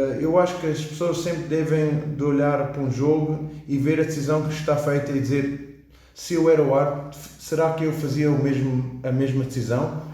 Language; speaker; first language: Portuguese; early bilingual, heritage; English